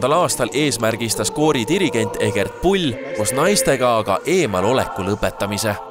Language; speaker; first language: Estonian; native; Estonian